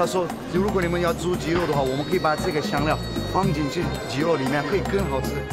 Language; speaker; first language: Chinese; non-native, fluent; Turkish